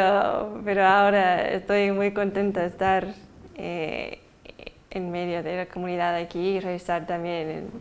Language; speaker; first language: Spanish; non-native, fluent; English